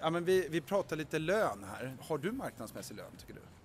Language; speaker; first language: Swedish; native; Swedish